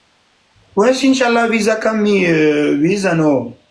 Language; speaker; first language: English; non-native, learner; Pashto